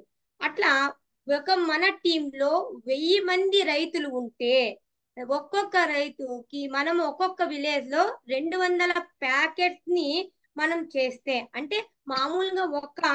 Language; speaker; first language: Telugu; native; Telugu